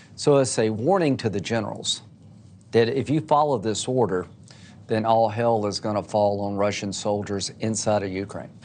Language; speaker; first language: English; native; English